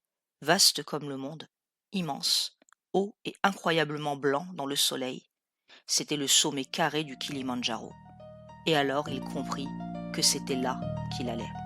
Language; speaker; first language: French; native; French